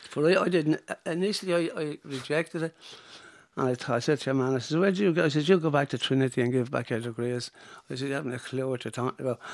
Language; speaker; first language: English; native; English